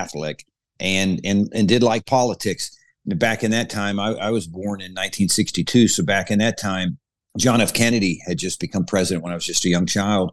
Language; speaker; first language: English; native; English